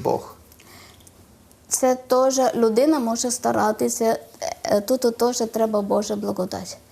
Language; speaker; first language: Ukrainian; non-native, learner; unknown